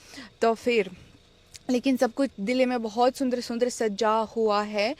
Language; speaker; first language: Hindi; non-native, learner; Russian